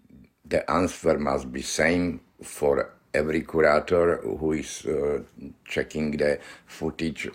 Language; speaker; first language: English; non-native, learner; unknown